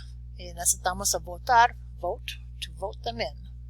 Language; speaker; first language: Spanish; non-native, learner; English